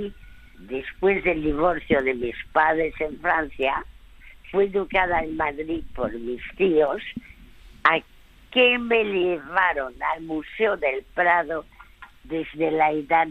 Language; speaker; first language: Spanish; early bilingual, other home language; French